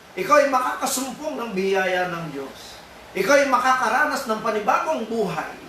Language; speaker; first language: Filipino; native; Filipino